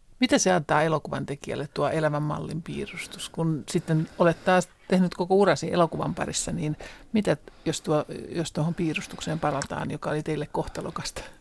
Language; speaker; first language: Finnish; native; Finnish